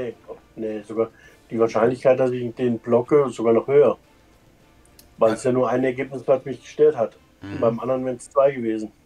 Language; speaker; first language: German; native; German